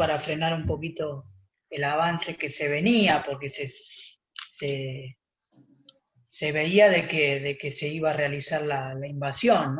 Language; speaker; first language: Spanish; native; Spanish